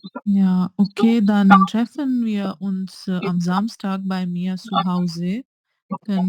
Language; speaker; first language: German; non-native, learner; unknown